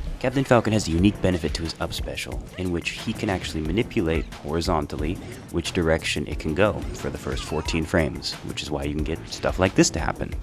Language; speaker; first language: English; native; English